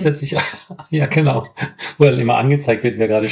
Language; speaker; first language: German; native; German